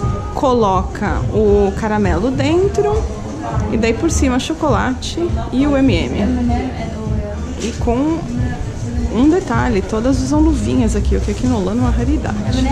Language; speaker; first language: Portuguese; native; Portuguese